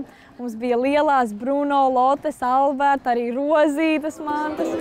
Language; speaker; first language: Latvian; native; Latvian